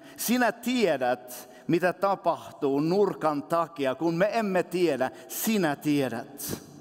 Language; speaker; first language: Finnish; non-native, local second language; Swedish